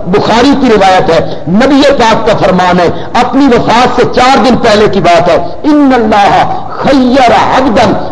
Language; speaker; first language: Urdu; non-native, local second language; Punjabi